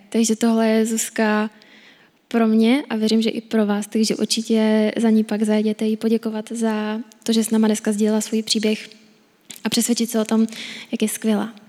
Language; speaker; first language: Czech; native; Czech